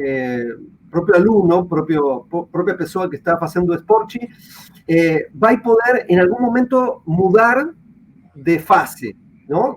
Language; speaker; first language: Portuguese; non-native, fluent; Spanish